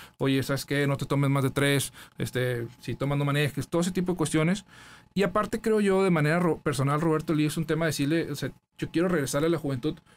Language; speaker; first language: Spanish; native; Spanish